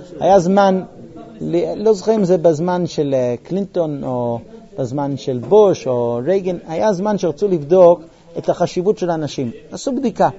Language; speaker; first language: Hebrew; non-native, fluent; English